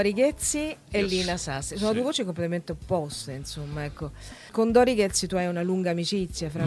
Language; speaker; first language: Italian; native; Italian